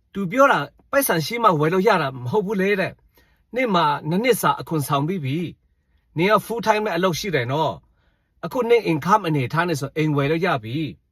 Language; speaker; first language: Burmese; non-native, local second language; Shan